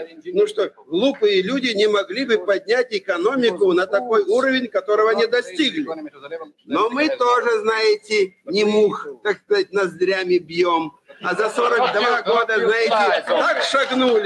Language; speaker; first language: Russian; native; Russian